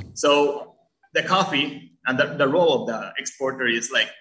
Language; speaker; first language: English; early bilingual, other home language; Spanish